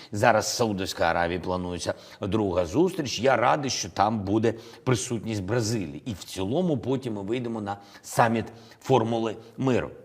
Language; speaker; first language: Ukrainian; non-native, local second language; Russian